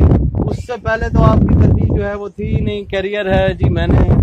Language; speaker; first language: Urdu; native; Urdu